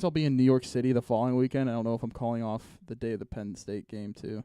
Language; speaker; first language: English; native; English